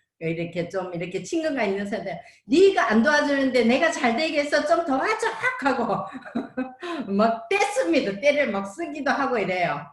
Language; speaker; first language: Korean; native; Korean